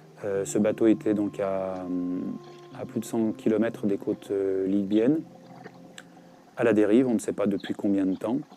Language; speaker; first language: French; native; French